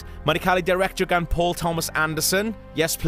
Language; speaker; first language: Welsh; native; Welsh